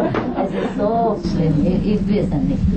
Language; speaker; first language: German; non-native, learner; Vietnamese